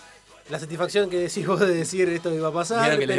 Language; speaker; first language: Spanish; native; Spanish